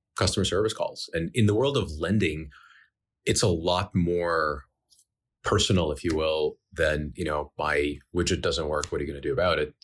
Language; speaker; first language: English; early bilingual, other home language; Ukrainian